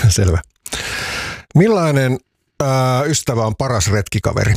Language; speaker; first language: Finnish; native; Finnish